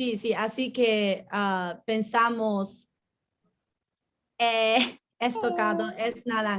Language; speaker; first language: Spanish; non-native, learner; English